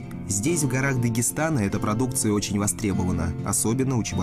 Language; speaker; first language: Russian; native; Russian